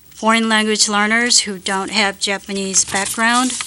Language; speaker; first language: English; non-native, fluent; Japanese